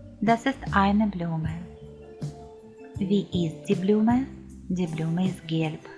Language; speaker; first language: German; non-native, fluent; Ukrainian